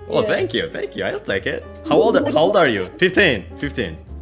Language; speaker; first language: English; non-native, fluent; Indonesian